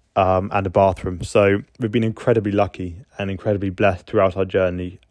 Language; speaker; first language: English; native; English